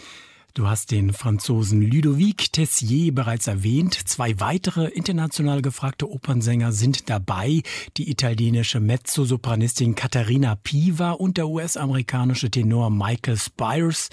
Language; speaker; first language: German; native; German